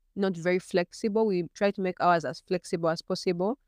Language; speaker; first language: English; non-native, local second language; Ganda